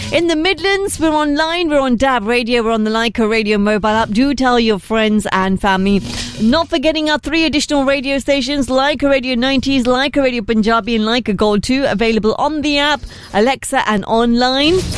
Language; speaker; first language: English; early bilingual, other home language; Hindi